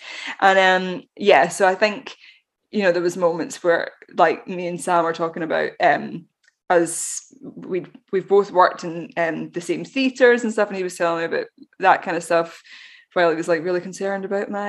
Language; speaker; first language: English; native; English